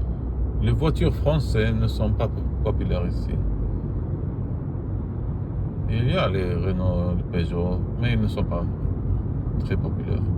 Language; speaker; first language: French; non-native, fluent; Arabic